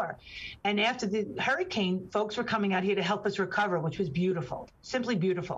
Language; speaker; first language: English; native; English